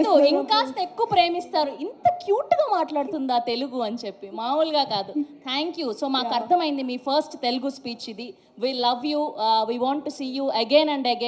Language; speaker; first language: Telugu; native; Telugu